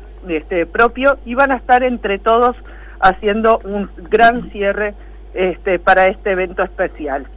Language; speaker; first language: Spanish; native; Spanish